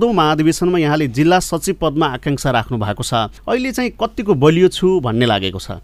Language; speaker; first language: Nepali; native; Nepali